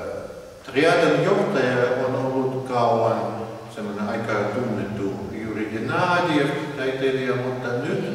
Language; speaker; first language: Finnish; non-native, learner; Russian